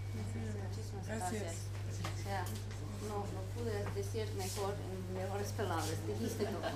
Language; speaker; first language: Spanish; non-native, fluent; English